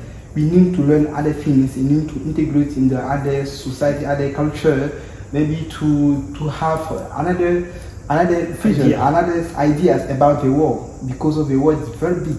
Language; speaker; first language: English; non-native, learner; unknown